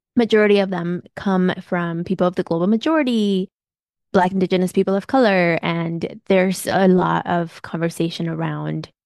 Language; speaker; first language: English; early bilingual, other home language; Spanish